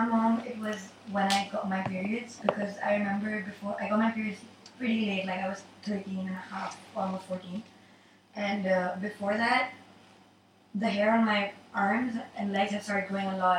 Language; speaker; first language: English; non-native, local second language; Urdu